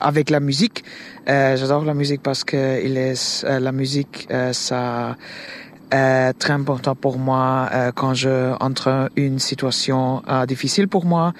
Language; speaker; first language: French; non-native, learner; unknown